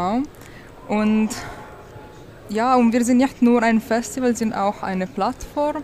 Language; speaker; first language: German; non-native, local second language; Italian